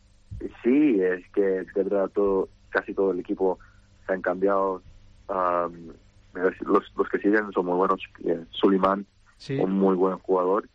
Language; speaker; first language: Spanish; non-native, fluent; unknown